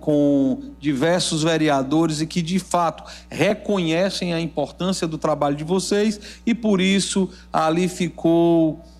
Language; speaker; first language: Portuguese; native; Portuguese